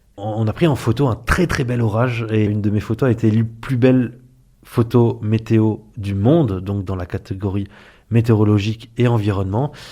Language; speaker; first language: French; early bilingual, other home language; Arabic